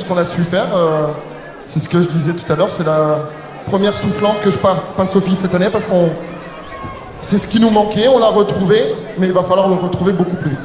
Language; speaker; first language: French; native; French